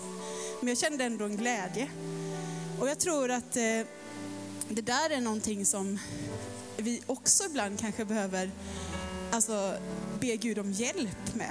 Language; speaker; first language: Swedish; native; Swedish